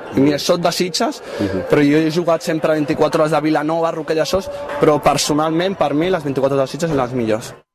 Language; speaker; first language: Catalan; native; Catalan